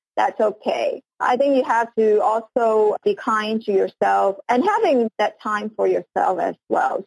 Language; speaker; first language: English; non-native, local second language; Cantonese